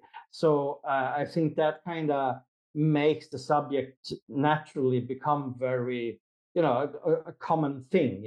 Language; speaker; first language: English; non-native, fluent; Swedish